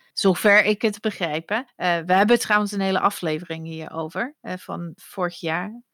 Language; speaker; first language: Dutch; non-native, fluent; English